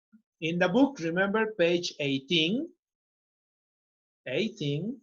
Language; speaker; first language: English; non-native, fluent; Spanish